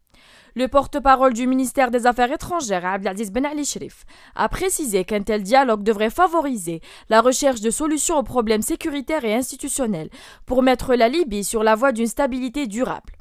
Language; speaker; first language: French; non-native, local second language; Arabic